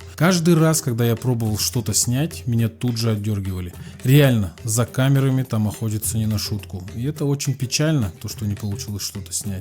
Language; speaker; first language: Russian; native; Russian